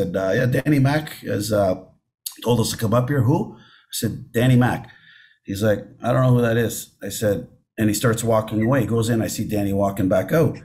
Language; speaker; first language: English; native; English